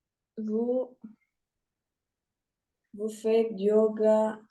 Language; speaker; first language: French; non-native, learner; Spanish